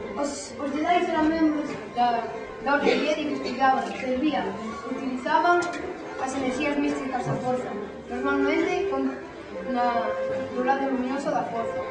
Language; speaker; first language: Galician; non-native, local second language; Spanish